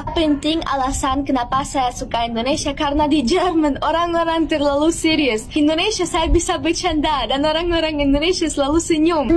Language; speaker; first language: Indonesian; non-native, fluent; German